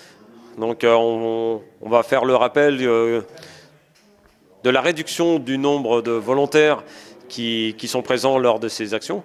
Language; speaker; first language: French; native; French